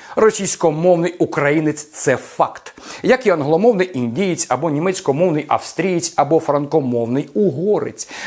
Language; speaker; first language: Ukrainian; non-native, local second language; Russian